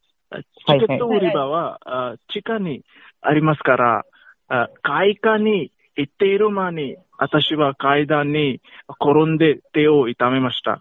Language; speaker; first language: Japanese; non-native, learner; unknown